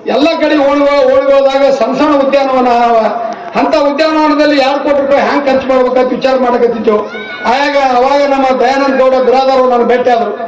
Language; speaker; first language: Kannada; native; Kannada